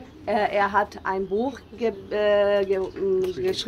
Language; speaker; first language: German; non-native, learner; Bosnian